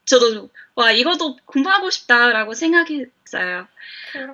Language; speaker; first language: Korean; non-native, fluent; English